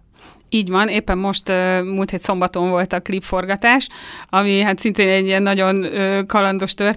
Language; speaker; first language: Hungarian; native; Hungarian